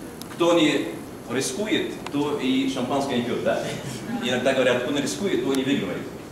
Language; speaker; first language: Russian; non-native, fluent; Arabic